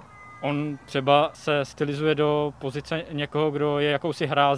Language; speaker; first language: Czech; native; Czech